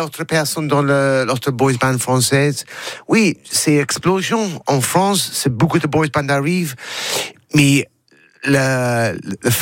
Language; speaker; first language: French; non-native, learner; English